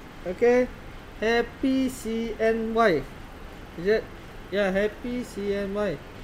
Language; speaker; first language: English; non-native, local second language; Chinese